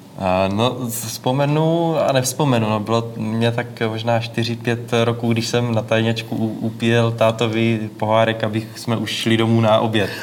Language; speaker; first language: Czech; native; Czech